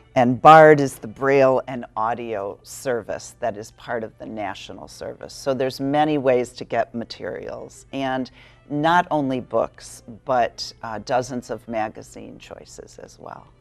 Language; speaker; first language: English; native; English